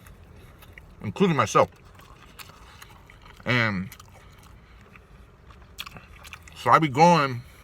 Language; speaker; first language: English; native; English